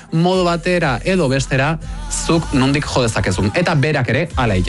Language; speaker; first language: Basque; native; Basque